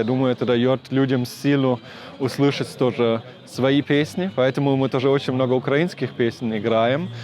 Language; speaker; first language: Russian; non-native, fluent; German